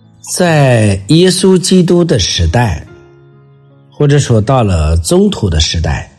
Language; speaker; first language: Chinese; native; Chinese